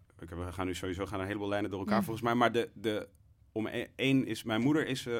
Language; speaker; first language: Dutch; native; Dutch